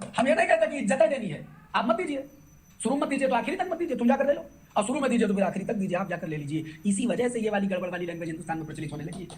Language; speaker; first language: Hindi; native; Hindi